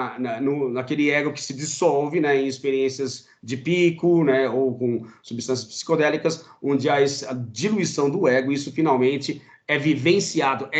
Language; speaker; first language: Portuguese; native; Portuguese